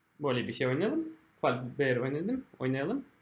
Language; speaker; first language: Turkish; non-native, fluent; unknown